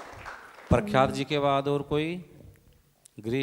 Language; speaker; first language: Hindi; native; Hindi